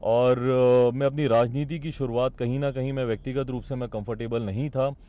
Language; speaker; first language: Hindi; native; Hindi